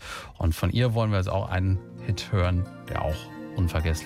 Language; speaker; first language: German; native; German